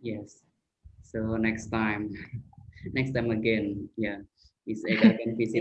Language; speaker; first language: English; non-native, fluent; Indonesian